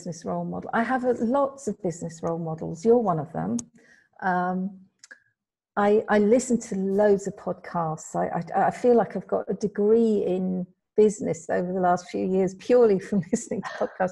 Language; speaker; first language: English; native; English